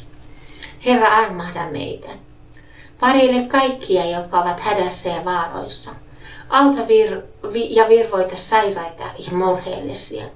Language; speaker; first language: Finnish; native; Finnish